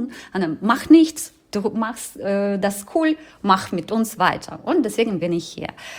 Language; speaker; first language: German; non-native, fluent; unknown